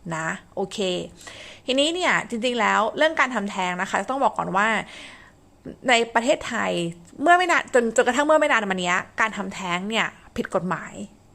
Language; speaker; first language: Thai; native; Thai